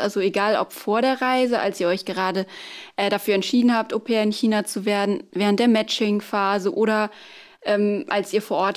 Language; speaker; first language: German; native; German